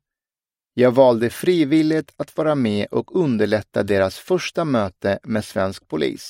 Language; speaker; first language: Swedish; early bilingual, other home language; Persian